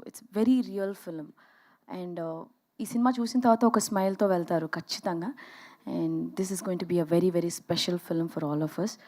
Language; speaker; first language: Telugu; native; Telugu